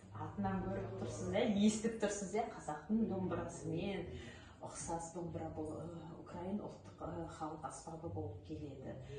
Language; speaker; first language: Kazakh; non-native, local second language; Ukrainian